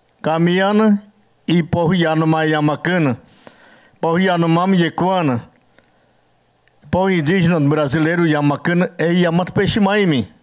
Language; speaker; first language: Portuguese; non-native, learner; Yanomámi